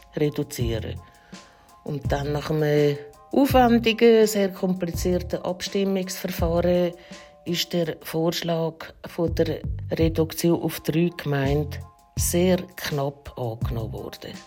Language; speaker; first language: German; native; German